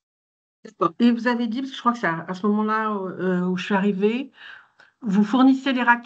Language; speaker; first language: French; native; French